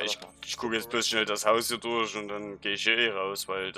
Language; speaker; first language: German; native; German